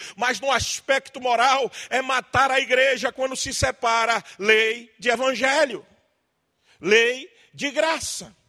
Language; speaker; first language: Portuguese; native; Portuguese